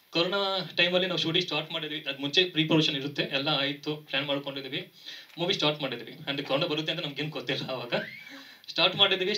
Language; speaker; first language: Kannada; non-native, local second language; Telugu